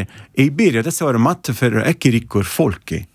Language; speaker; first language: Icelandic; non-native, learner; Italian